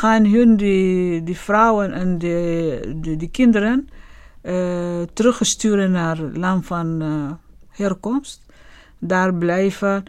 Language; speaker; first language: Dutch; non-native, learner; Arabic